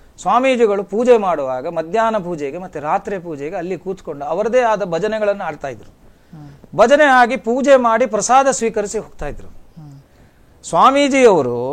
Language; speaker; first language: Kannada; non-native, local second language; Konkani